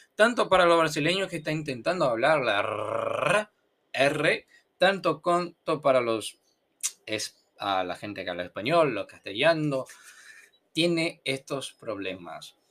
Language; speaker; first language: Spanish; non-native, fluent; Portuguese